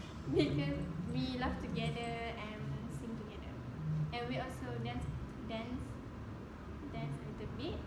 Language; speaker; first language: English; non-native, local second language; Malay